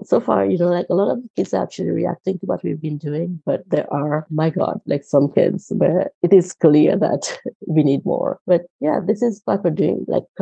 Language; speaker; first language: English; non-native, fluent; Morisyen